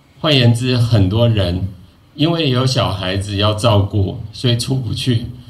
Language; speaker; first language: Chinese; native; Chinese